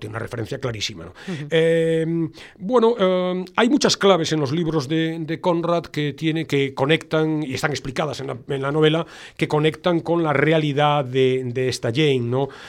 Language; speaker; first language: Spanish; native; Spanish